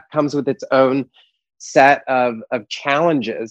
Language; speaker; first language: English; native; English